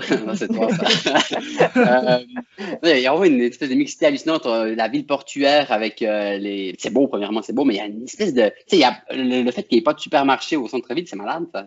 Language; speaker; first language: French; native; French